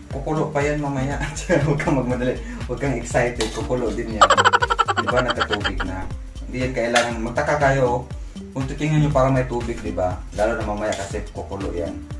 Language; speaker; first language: Filipino; non-native, local second language; Cebuano